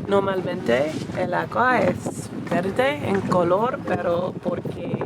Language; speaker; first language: Spanish; non-native, learner; English